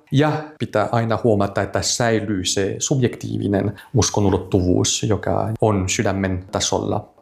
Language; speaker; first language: Finnish; non-native, fluent; French